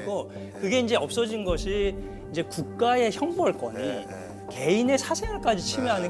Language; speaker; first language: Korean; native; Korean